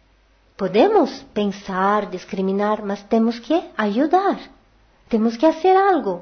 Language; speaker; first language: Portuguese; non-native, learner; Spanish